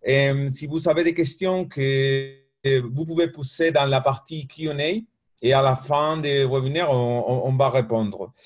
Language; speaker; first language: French; non-native, learner; Spanish